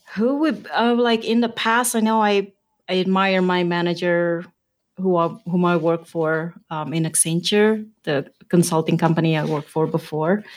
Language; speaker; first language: English; non-native, fluent; Indonesian